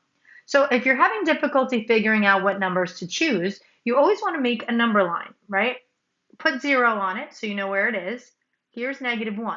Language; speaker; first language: English; native; English